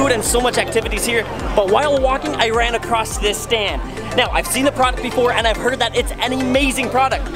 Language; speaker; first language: English; native; English